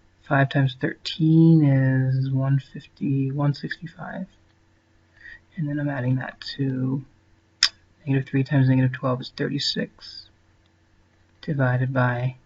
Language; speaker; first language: English; native; English